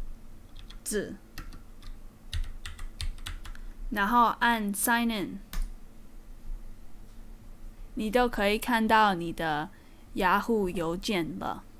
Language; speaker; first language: Chinese; early bilingual, heritage; Chinese